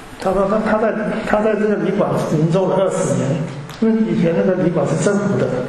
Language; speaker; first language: Chinese; early bilingual, heritage; Chinese